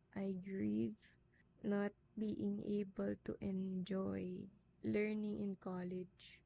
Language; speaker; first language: English; non-native, local second language; Filipino